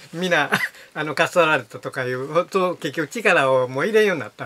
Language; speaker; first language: Japanese; native; Japanese